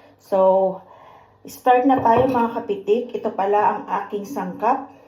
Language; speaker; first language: Filipino; non-native, local second language; Cebuano